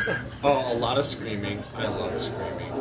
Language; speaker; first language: English; native; English